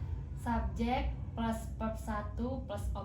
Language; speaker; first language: English; non-native, learner; Indonesian